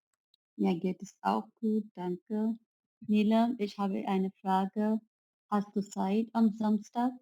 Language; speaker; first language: German; non-native, learner; Urdu